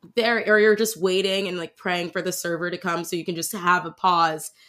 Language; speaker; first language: English; native; English